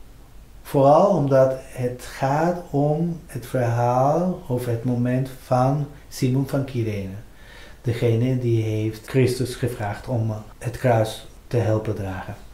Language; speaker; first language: Dutch; non-native, fluent; Spanish